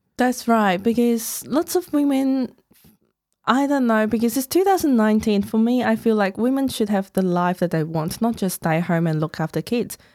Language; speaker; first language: English; non-native, fluent; Cantonese